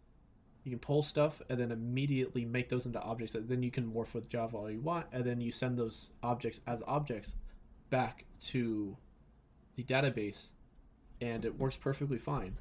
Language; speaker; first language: English; native; English